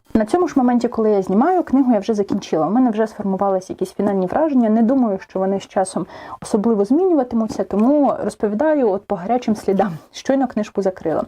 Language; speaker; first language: Ukrainian; native; Ukrainian